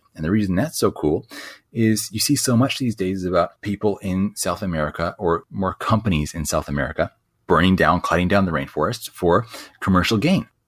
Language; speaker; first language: English; native; English